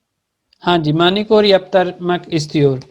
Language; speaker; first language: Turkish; non-native, fluent; Urdu